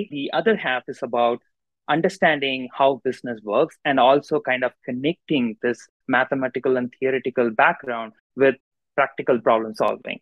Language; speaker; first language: English; non-native, local second language; Tamil